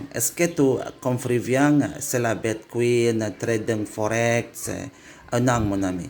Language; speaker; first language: French; non-native, learner; Indonesian